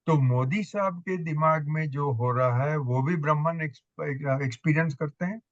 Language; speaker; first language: Hindi; non-native, local second language; Gujarati